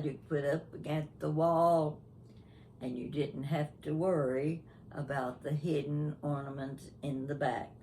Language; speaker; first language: English; native; English